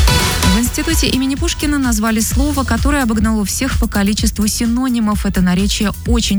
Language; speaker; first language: Russian; native; Russian